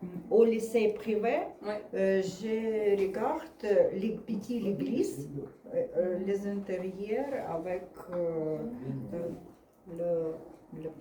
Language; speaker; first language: French; non-native, learner; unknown